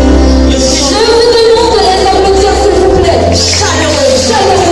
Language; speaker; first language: French; non-native, local second language; Haitian Creole